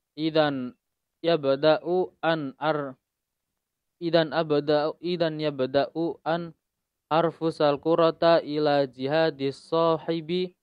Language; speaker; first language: Arabic; non-native, learner; Indonesian